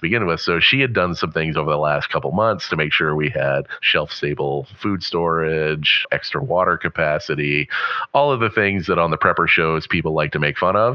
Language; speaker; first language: English; native; English